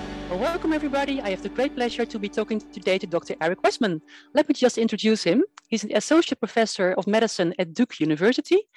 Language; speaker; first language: English; non-native, fluent; Dutch